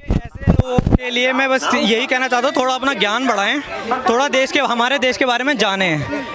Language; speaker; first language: Hindi; native; Hindi